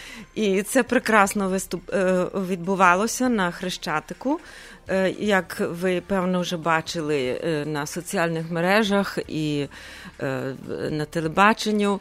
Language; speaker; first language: Ukrainian; early bilingual, heritage; Ukrainian